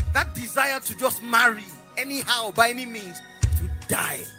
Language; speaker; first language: English; non-native, local second language; Yoruba